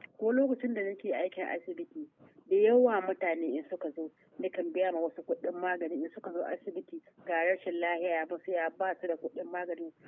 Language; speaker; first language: Hausa; native; Hausa